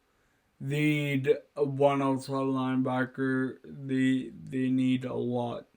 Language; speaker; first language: English; native; English